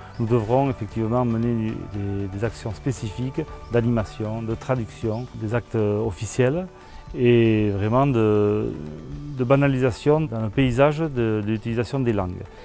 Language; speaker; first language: French; non-native, local second language; Basque